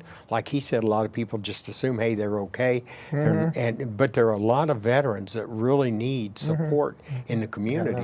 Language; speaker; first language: English; native; English